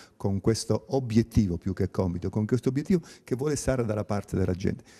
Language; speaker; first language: Italian; native; Italian